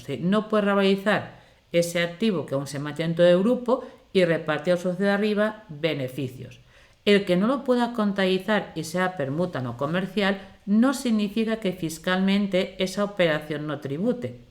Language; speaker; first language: Spanish; native; Spanish